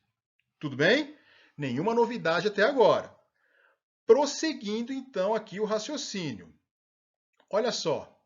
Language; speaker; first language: Portuguese; native; Portuguese